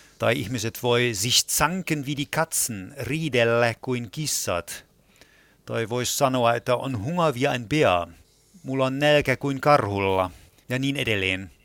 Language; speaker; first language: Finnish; non-native, fluent; German